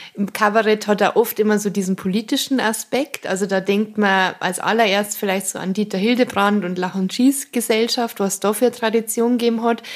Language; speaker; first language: German; native; German